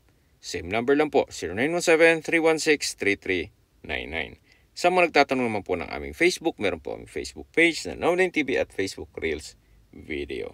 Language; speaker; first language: Filipino; native; Filipino